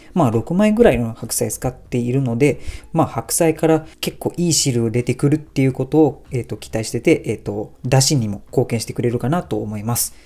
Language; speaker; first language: Japanese; non-native, fluent; Malay